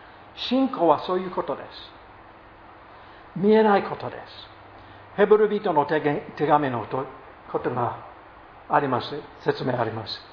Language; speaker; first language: Japanese; non-native, fluent; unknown